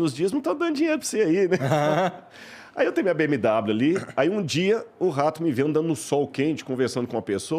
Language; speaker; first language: Portuguese; native; Portuguese